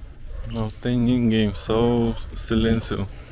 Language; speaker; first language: Portuguese; non-native, learner; Russian